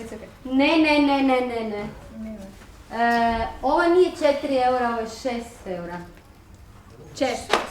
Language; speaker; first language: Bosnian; non-native, learner; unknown